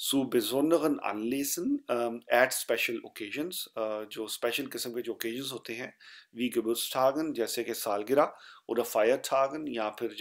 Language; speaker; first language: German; non-native, fluent; Urdu